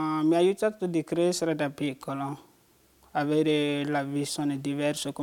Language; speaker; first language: Italian; non-native, fluent; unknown